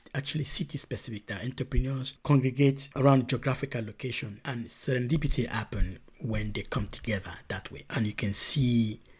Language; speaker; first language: English; non-native, local second language; Yoruba